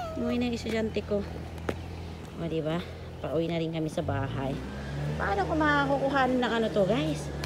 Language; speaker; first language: Filipino; non-native, local second language; Iloko